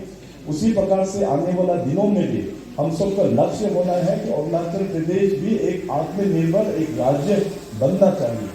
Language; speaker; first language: Hindi; non-native, local second language; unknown